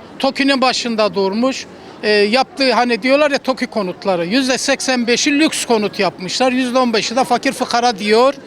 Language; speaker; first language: Turkish; native; Turkish